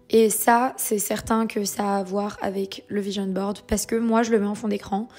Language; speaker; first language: French; native; French